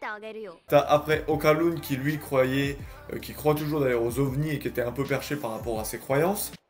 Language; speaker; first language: French; native; French